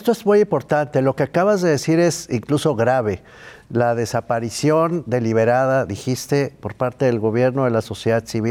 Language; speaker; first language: Spanish; native; Spanish